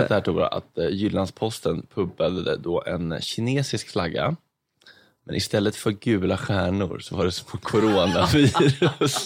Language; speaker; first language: Swedish; native; Swedish